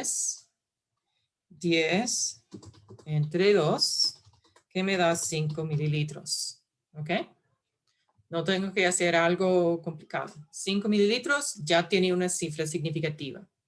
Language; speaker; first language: Spanish; non-native, fluent; English